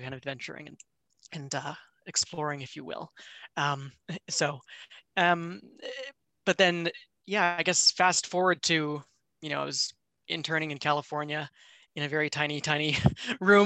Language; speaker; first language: English; native; English